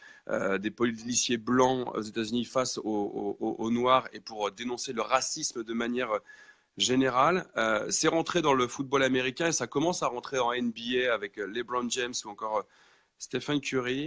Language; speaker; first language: French; native; French